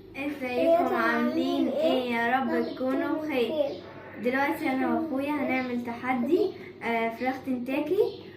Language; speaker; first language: Arabic; native; Arabic